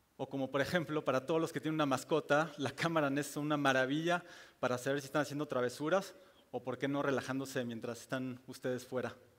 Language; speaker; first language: Spanish; native; Spanish